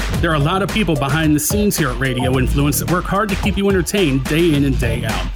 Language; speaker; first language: English; native; English